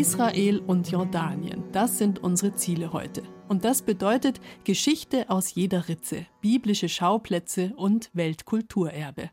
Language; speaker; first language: German; native; German